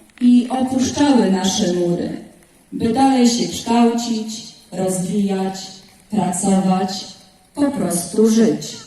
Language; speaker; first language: Polish; native; Polish